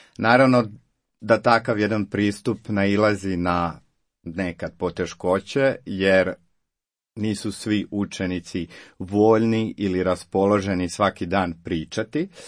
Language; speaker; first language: Croatian; native; Croatian